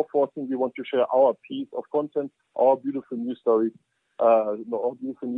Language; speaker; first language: English; non-native, fluent; German